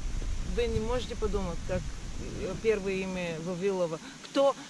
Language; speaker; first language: Russian; non-native, learner; Bulgarian